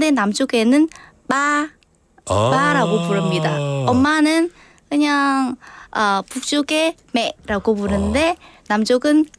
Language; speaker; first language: Korean; non-native, learner; Vietnamese